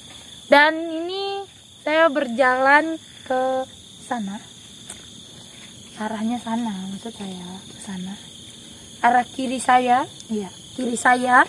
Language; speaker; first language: Indonesian; native; Indonesian